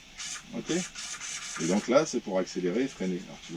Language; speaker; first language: French; native; French